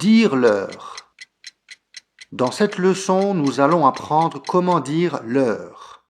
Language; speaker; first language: French; native; French